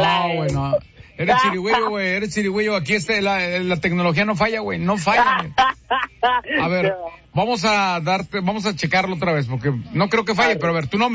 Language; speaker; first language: Spanish; native; Spanish